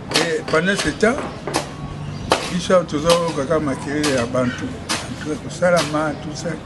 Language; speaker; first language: Lingala; native; Lingala